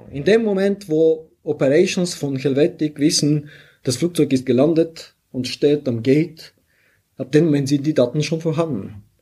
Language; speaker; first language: German; non-native, fluent; Bulgarian